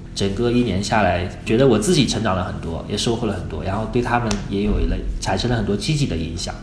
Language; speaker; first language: Chinese; native; Chinese